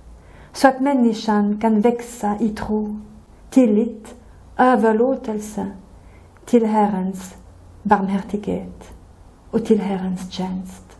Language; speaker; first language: Swedish; non-native, fluent; French